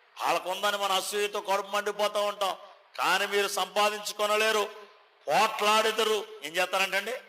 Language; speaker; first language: Telugu; native; Telugu